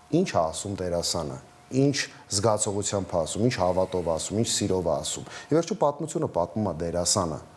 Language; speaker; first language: Armenian; native; Armenian